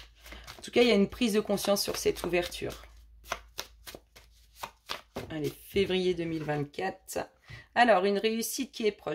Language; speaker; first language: French; native; French